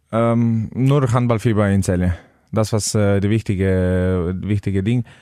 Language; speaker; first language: German; non-native, learner; Slovenian